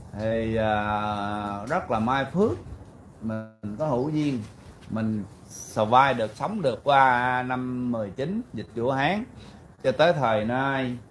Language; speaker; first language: Vietnamese; early bilingual, heritage; Vietnamese